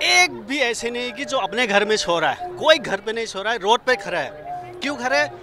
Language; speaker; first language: Hindi; non-native, local second language; Manipuri